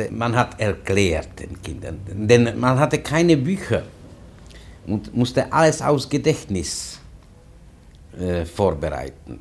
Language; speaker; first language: German; non-native, fluent; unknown